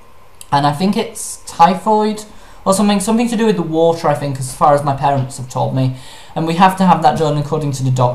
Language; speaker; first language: English; native; English